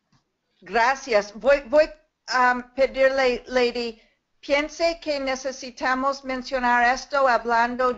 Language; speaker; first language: Spanish; non-native, fluent; English